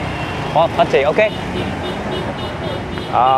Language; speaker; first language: English; non-native, learner; Vietnamese